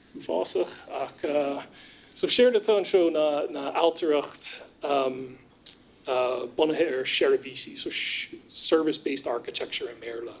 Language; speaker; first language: Irish; non-native, fluent; English